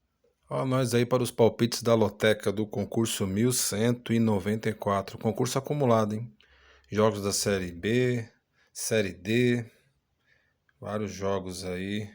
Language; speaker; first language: Portuguese; native; Portuguese